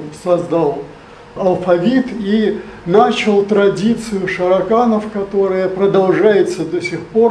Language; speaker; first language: Russian; native; Russian